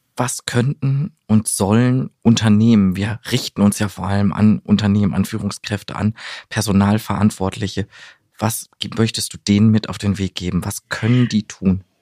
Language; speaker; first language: German; native; German